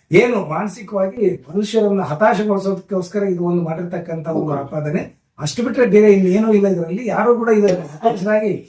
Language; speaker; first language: Kannada; native; Kannada